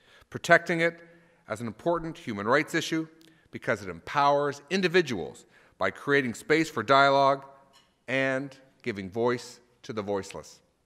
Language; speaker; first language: English; native; English